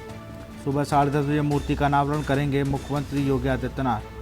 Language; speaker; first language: Hindi; native; Hindi